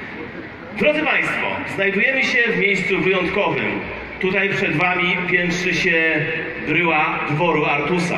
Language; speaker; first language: Polish; native; Polish